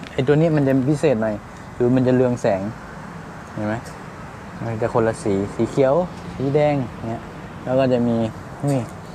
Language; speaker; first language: Thai; native; Thai